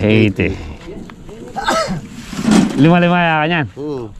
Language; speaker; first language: Filipino; native; Filipino